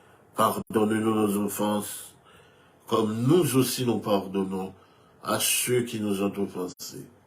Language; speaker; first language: French; non-native, local second language; Haitian Creole